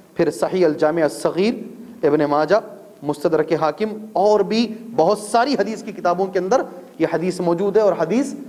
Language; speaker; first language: Urdu; native; Urdu